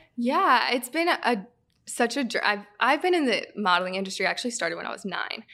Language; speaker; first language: English; native; English